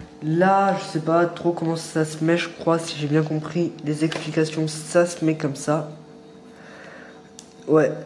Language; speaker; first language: French; native; French